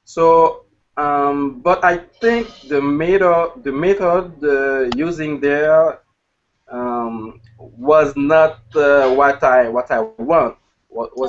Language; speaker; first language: English; non-native, learner; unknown